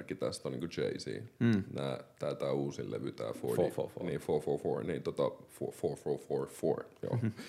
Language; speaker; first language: Finnish; native; Finnish